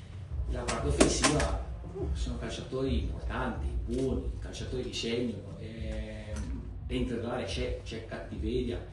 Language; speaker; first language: Italian; non-native, fluent; Portuguese